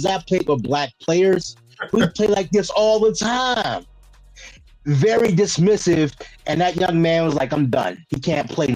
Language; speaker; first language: English; native; English